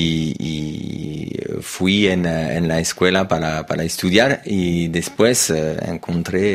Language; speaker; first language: Spanish; non-native, learner; French